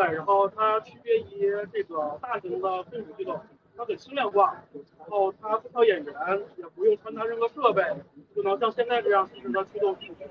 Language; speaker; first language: Chinese; native; Chinese